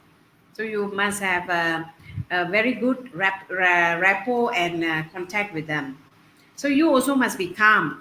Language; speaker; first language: English; non-native, local second language; Cantonese